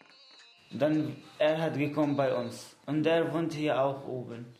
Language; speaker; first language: German; non-native, learner; Arabic